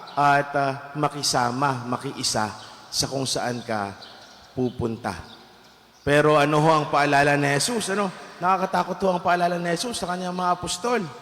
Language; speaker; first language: Filipino; non-native, local second language; Hiligaynon